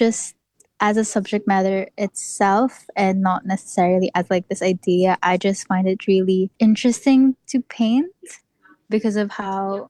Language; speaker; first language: English; non-native, local second language; Filipino